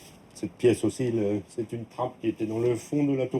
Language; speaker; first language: French; native; French